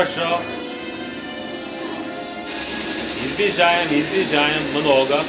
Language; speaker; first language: Russian; non-native, learner; English